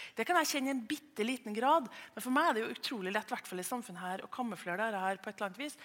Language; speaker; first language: Norwegian; native; Norwegian